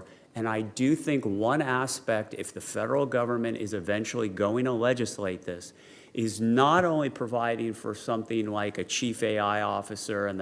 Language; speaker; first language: English; native; English